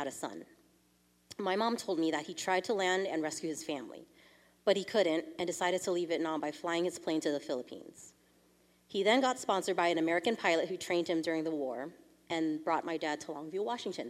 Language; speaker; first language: English; early bilingual, other home language; Vietnamese